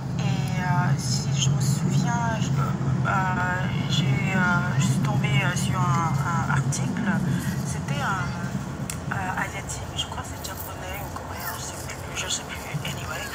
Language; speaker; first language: French; non-native, fluent; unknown